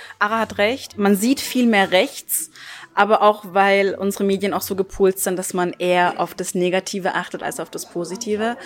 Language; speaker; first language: German; early bilingual, other home language; Turkish